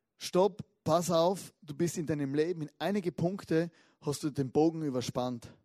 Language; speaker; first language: German; native; German